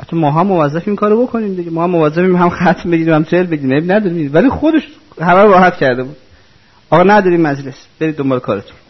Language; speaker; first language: Persian; non-native, local second language; Azerbaijani